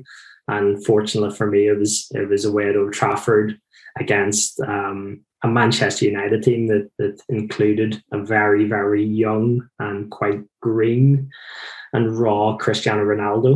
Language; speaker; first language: English; native; English